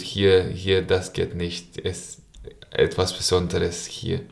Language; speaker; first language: German; non-native, learner; Spanish